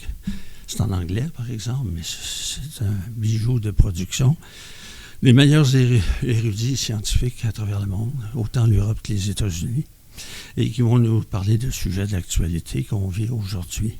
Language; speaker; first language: French; native; French